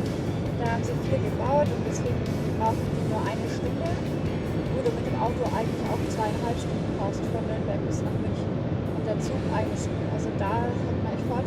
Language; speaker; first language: German; native; German